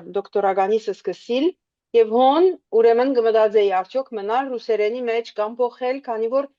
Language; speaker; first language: Armenian; early bilingual, heritage; Armenian